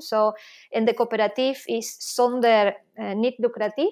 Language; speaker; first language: Dutch; non-native, fluent; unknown